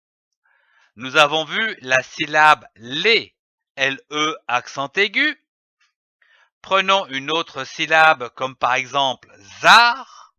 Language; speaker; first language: French; native; French